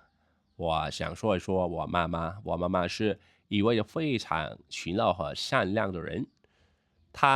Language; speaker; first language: Chinese; non-native, fluent; Khmer